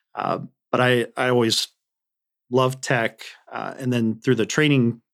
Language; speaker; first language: English; native; English